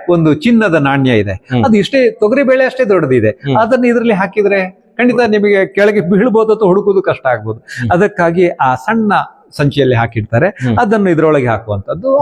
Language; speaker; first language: Kannada; non-native, local second language; Tulu